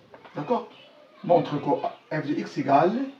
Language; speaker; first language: French; non-native, local second language; Arabic